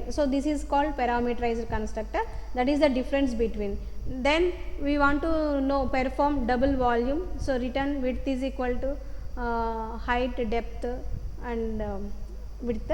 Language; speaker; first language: English; non-native, local second language; Telugu